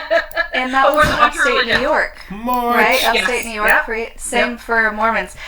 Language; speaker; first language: English; native; English